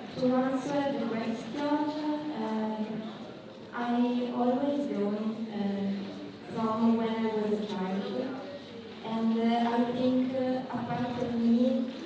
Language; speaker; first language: English; non-native, learner; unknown